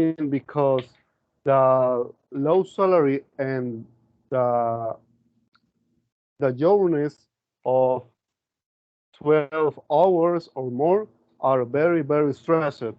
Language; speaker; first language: English; non-native, learner; Spanish